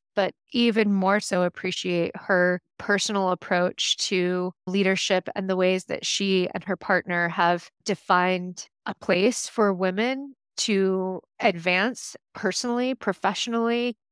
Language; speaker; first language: English; native; English